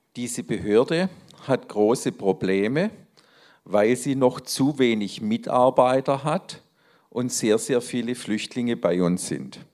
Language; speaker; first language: German; native; German